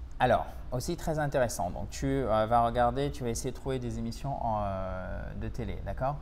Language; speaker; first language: French; native; French